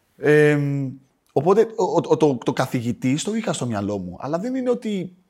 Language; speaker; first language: Greek; native; Greek